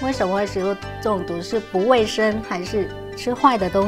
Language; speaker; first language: Chinese; non-native, local second language; Vietnamese